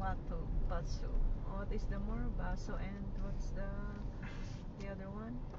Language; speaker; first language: English; non-native, local second language; Iloko